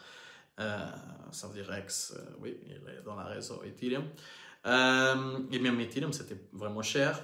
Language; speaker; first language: French; non-native, learner; Portuguese